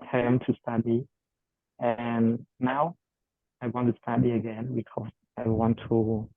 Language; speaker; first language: English; non-native, learner; Khmer